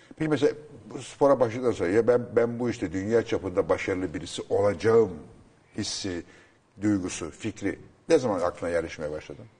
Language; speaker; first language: Turkish; native; Turkish